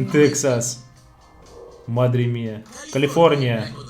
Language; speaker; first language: Spanish; non-native, fluent; Russian